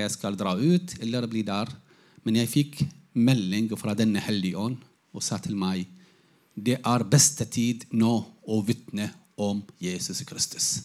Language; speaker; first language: Norwegian; non-native, fluent; Arabic